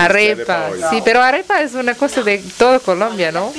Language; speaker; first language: Spanish; non-native, learner; Tamil